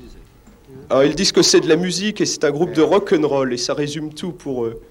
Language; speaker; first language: French; native; French